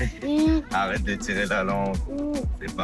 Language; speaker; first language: French; native; French